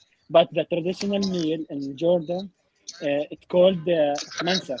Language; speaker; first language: English; non-native, learner; Arabic